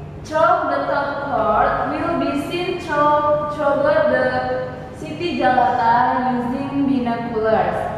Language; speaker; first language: English; non-native, learner; Indonesian